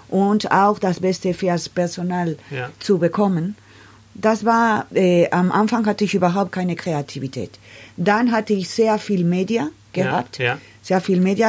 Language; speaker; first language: German; non-native, learner; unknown